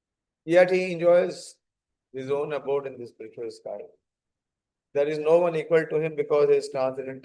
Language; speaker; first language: English; non-native, local second language; Hindi